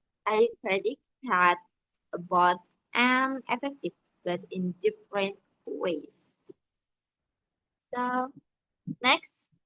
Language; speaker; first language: English; non-native, learner; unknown